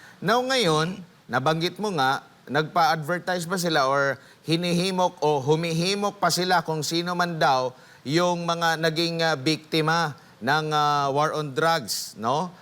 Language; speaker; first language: Filipino; native; Filipino